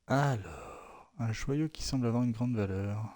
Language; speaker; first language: French; native; French